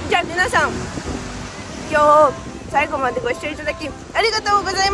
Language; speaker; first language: Japanese; non-native, fluent; German